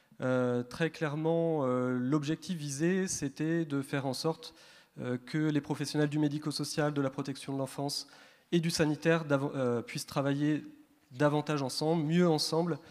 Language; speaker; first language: French; native; French